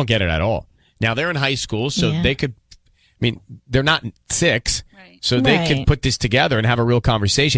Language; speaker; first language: English; native; English